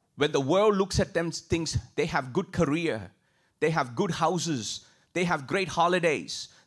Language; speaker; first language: English; non-native, local second language; Tamil